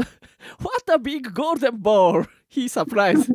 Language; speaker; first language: English; non-native, learner; Japanese